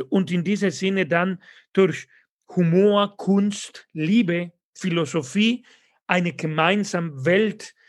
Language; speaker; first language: German; non-native, fluent; Spanish